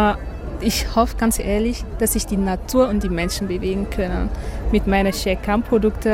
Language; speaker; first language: German; non-native, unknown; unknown